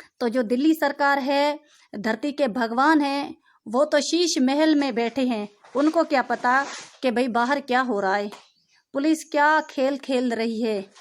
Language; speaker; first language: Urdu; non-native, local second language; Sindhi